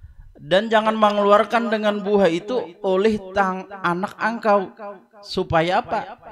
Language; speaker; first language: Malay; non-native, local second language; Banjar